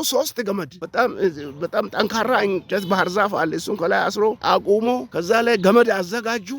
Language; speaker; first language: Amharic; non-native, local second language; Oromo